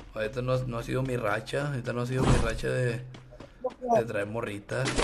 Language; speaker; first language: Spanish; native; Spanish